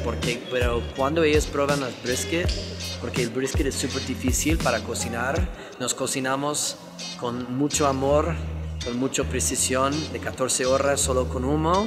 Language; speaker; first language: Spanish; non-native, fluent; English